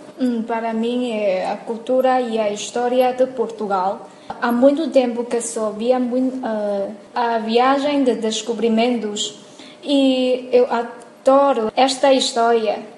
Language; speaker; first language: Portuguese; non-native, learner; Chinese